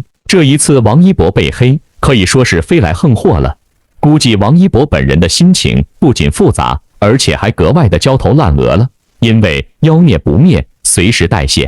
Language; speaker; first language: Chinese; native; Chinese